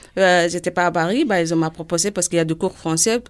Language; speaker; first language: French; non-native, learner; Arabic